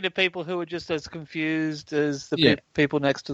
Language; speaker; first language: English; native; English